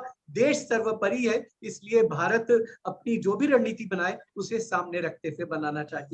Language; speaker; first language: Hindi; native; Hindi